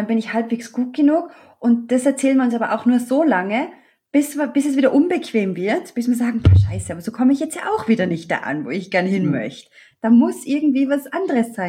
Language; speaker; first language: German; native; German